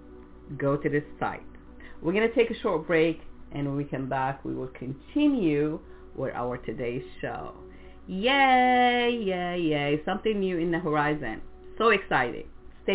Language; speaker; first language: English; non-native, fluent; French